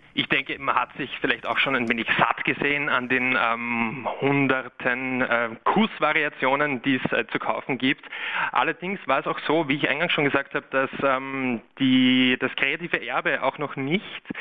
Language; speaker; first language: German; native; German